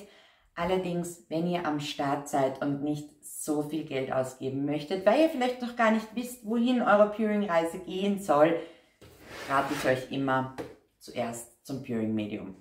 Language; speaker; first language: German; native; German